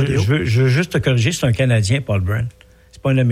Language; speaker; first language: French; native; French